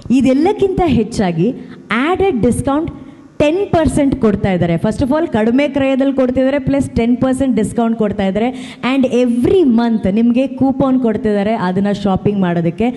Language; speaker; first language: Kannada; native; Kannada